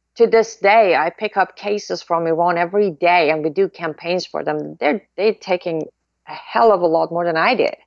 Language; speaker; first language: English; non-native, fluent; Persian